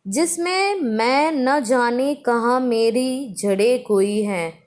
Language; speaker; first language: Hindi; non-native, local second language; Malayalam